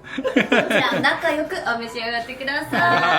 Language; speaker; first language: Japanese; native; Japanese